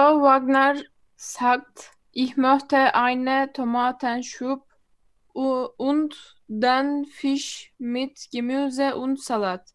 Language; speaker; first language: German; non-native, learner; Turkish